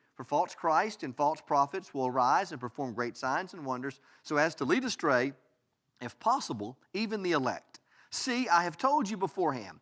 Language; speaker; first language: English; native; English